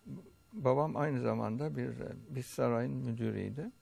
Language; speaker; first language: Turkish; early bilingual, heritage; Turkish